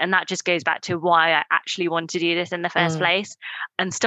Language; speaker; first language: English; native; English